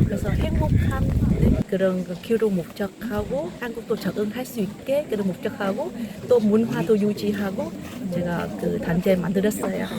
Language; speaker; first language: Korean; non-native, fluent; Vietnamese